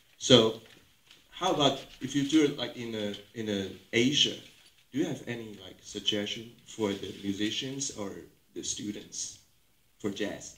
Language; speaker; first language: English; non-native, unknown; Chinese